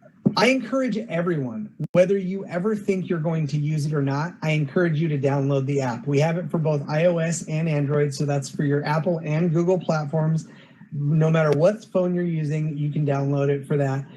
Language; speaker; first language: English; native; English